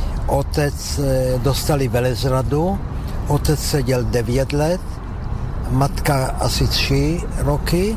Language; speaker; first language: Czech; non-native, local second language; Slovak